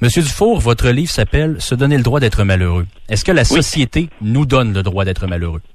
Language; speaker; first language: French; native; French